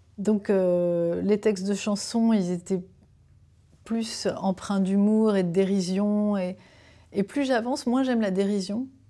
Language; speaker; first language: French; native; French